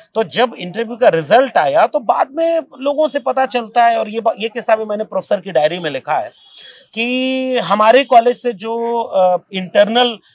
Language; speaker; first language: Hindi; native; Hindi